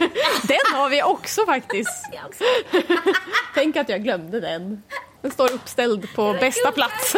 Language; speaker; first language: Swedish; native; Swedish